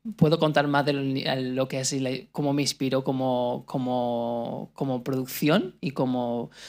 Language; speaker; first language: Spanish; native; Spanish